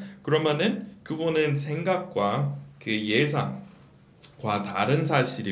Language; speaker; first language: Korean; non-native, fluent; English